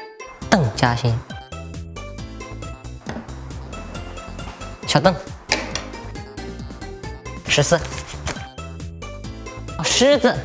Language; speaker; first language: Chinese; native; Chinese